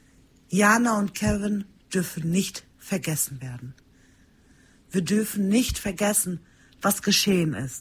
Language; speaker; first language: German; early bilingual, other home language; Turkish